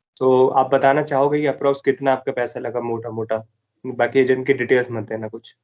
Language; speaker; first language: Hindi; native; Hindi